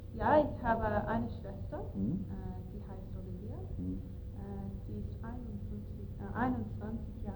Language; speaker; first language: German; non-native, learner; English